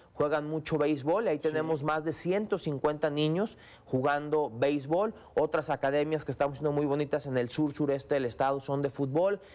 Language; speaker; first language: Spanish; native; Spanish